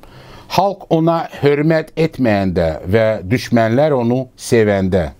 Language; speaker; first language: Russian; native; Russian